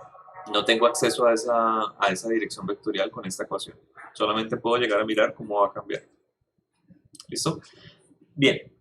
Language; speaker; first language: Spanish; native; Spanish